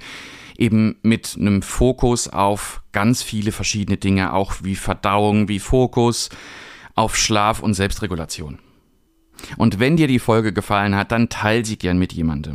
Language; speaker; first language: German; native; German